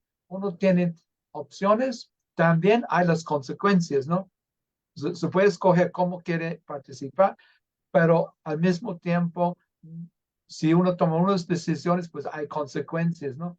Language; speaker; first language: Spanish; non-native, fluent; English